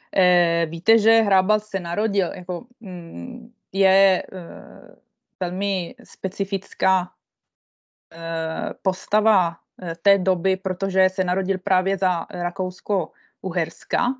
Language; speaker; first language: Czech; non-native, fluent; Italian